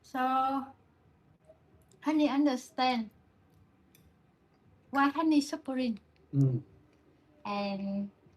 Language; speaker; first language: English; non-native, learner; Vietnamese